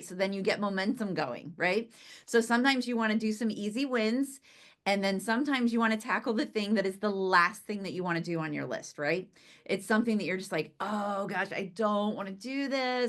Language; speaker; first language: English; native; English